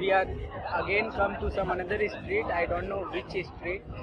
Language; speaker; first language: English; non-native, learner; Hindi